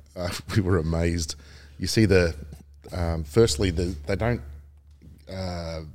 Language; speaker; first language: English; native; English